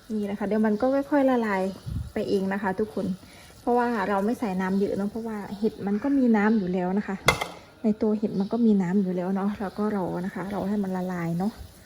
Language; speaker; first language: Thai; non-native, local second language; Northern Khmer